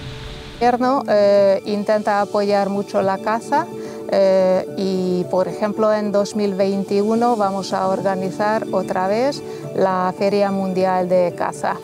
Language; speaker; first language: Spanish; non-native, fluent; Hungarian